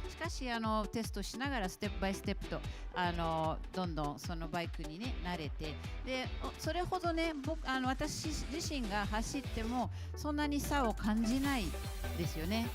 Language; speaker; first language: Japanese; native; Japanese